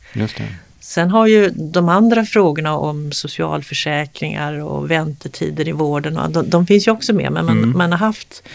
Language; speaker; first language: Swedish; native; Swedish